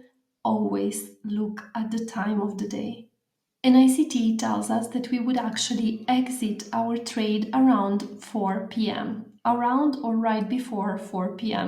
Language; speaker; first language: English; non-native, fluent; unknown